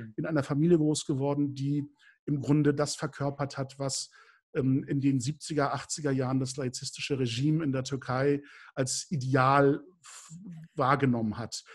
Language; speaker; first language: German; native; German